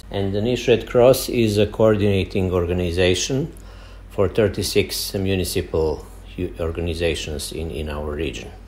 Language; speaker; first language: English; non-native, fluent; Serbian